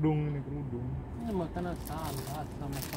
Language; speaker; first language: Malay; non-native, learner; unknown